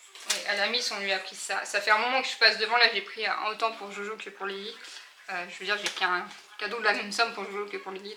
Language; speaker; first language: French; native; French